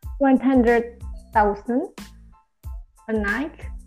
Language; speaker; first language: English; non-native, learner; Indonesian